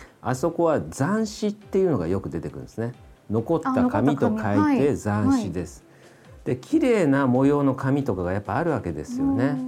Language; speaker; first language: Japanese; native; Japanese